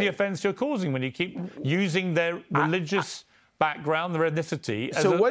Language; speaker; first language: English; native; English